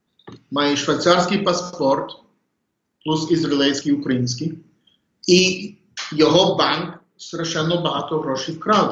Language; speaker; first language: Ukrainian; early bilingual, heritage; English